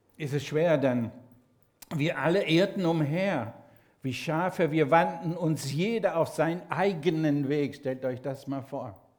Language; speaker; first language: German; non-native, fluent; Spanish